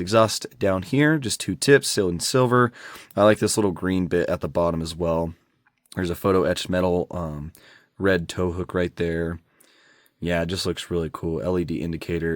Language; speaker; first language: English; native; English